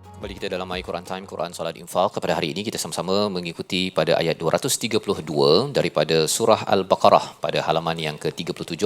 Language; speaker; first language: Malay; native; Malay